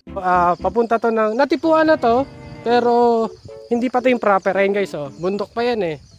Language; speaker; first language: Filipino; native; Filipino